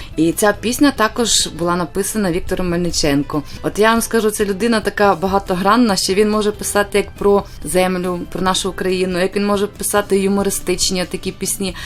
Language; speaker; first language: Ukrainian; native; Ukrainian